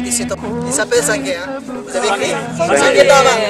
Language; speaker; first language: French; non-native, learner; Nepali